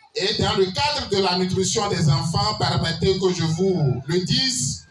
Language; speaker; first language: French; non-native, local second language; Yoruba